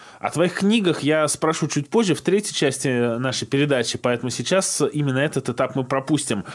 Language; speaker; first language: Russian; native; Russian